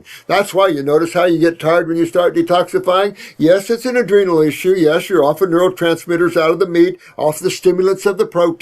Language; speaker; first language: English; native; English